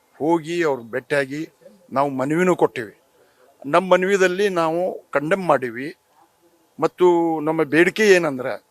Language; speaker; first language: Kannada; non-native, local second language; Urdu